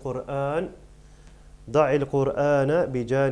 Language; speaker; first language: Arabic; non-native, fluent; English